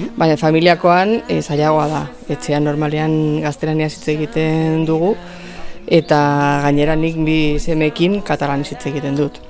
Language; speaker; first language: Basque; non-native, learner; Catalan